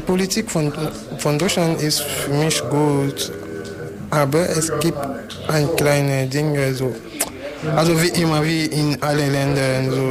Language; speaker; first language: German; non-native, learner; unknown